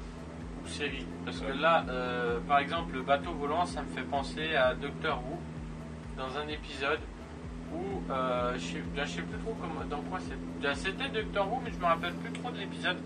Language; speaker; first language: French; native; French